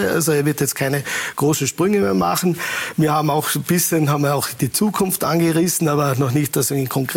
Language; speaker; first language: German; native; German